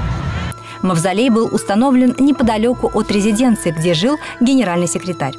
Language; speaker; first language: Russian; native; Russian